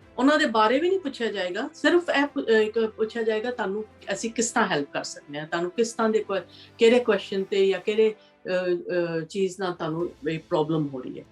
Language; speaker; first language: Punjabi; early bilingual, heritage; Punjabi